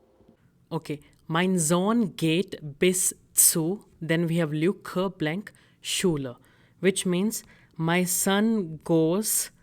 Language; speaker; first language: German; non-native, fluent; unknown